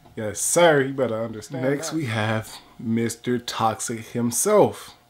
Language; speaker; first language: English; native; English